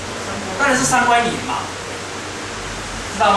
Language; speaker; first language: Chinese; native; Chinese